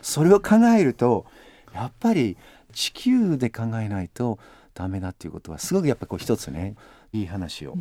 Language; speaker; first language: Japanese; non-native, fluent; English